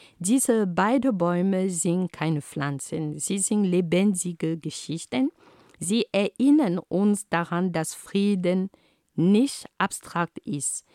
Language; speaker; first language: German; non-native, fluent; Ghomala